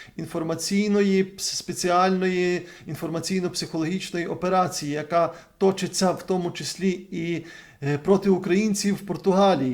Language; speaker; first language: Ukrainian; native; Ukrainian